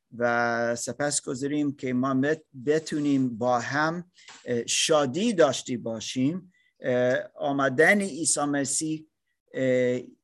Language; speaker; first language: Persian; non-native, fluent; English